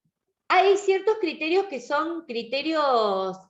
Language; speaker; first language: Spanish; native; Spanish